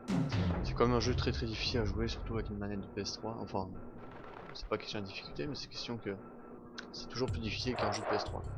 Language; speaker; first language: French; native; French